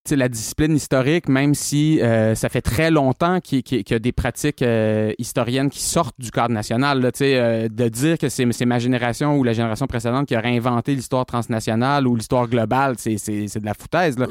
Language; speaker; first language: French; native; French